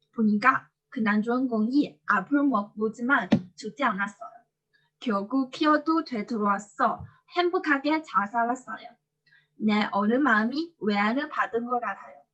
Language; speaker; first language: Korean; non-native, learner; Chinese